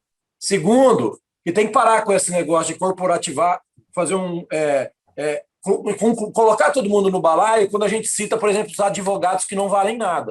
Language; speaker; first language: Portuguese; native; Portuguese